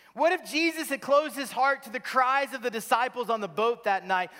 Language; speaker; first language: English; native; English